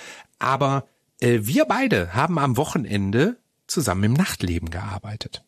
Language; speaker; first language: German; native; German